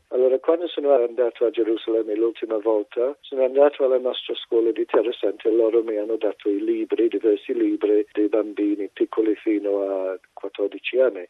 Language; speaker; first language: Italian; non-native, fluent; English